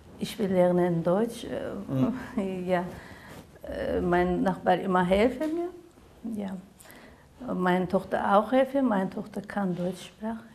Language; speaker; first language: German; non-native, learner; Azerbaijani